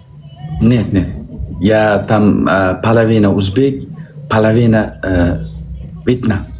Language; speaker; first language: Russian; non-native, learner; Uzbek